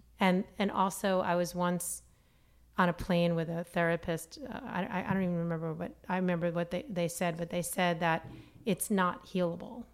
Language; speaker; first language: English; native; English